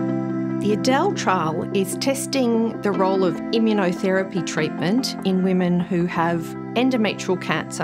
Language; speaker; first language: English; native; English